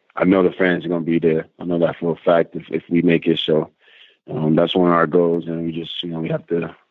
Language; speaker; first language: English; native; English